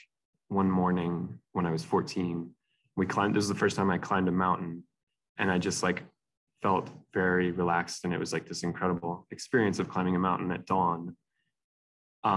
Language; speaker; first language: English; native; English